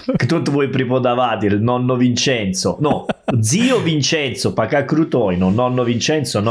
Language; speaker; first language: Russian; non-native, learner; Italian